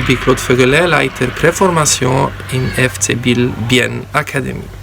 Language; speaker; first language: German; non-native, learner; French